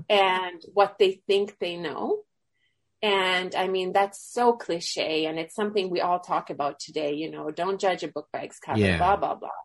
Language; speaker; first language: English; early bilingual, other home language; Swedish